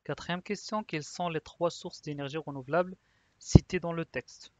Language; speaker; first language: French; non-native, local second language; Arabic